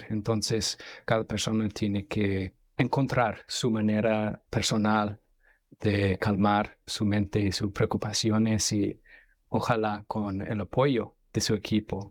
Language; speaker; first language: Spanish; non-native, fluent; English